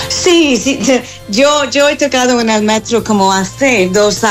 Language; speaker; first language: Spanish; non-native, fluent; English